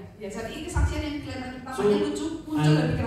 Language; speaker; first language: Indonesian; native; Indonesian